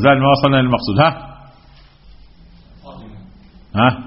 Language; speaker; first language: Arabic; native; Arabic